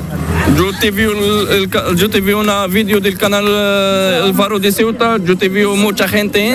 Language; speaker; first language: Spanish; non-native, learner; Arabic